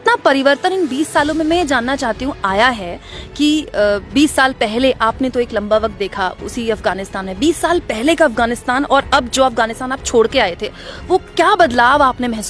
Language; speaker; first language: Hindi; native; Hindi